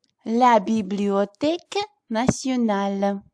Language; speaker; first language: French; non-native, fluent; Russian